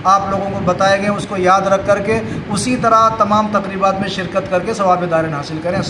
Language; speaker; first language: Urdu; native; Urdu